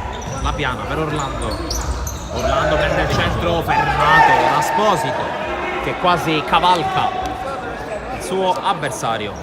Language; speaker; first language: Italian; native; Italian